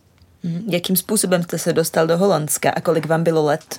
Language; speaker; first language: Czech; native; Czech